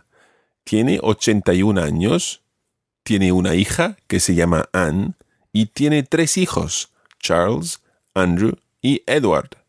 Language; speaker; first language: Spanish; non-native, fluent; English